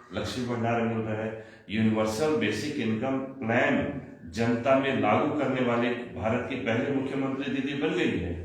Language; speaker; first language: Hindi; non-native, local second language; Bangla